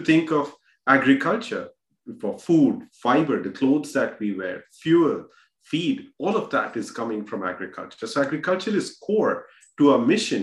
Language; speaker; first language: English; non-native, local second language; Hindi